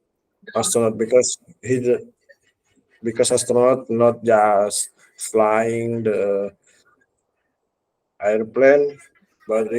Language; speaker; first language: English; non-native, learner; Indonesian